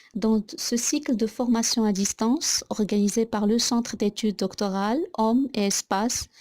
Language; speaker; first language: French; non-native, local second language; Arabic